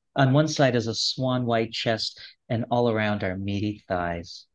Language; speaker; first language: English; early bilingual, other home language; Russian